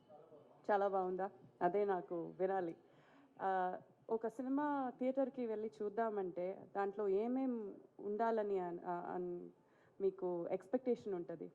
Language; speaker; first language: Telugu; non-native, fluent; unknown